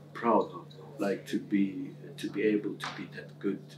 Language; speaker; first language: English; non-native, fluent; Swedish